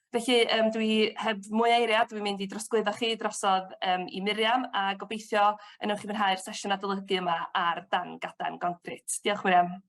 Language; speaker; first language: Welsh; native; Welsh